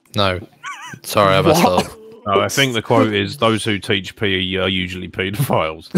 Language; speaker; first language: English; native; English